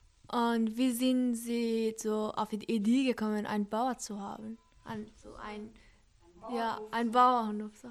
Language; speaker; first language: German; non-native, learner; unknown